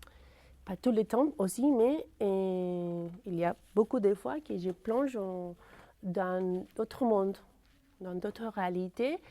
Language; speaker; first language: French; non-native, fluent; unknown